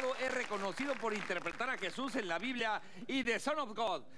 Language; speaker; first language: Spanish; native; Spanish